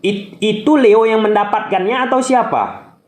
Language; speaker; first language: Indonesian; native; Indonesian